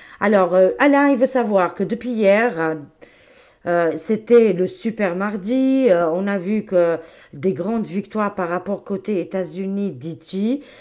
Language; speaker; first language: French; non-native, fluent; Albanian